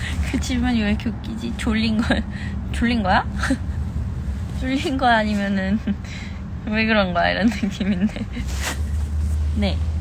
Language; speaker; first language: Korean; early bilingual, heritage; Korean